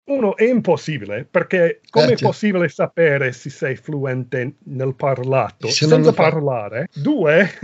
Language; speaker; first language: Italian; non-native, fluent; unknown